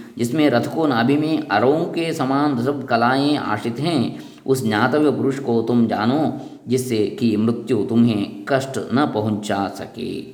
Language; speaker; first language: Hindi; non-native, local second language; Kannada